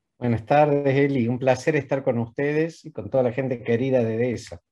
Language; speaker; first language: Spanish; native; Spanish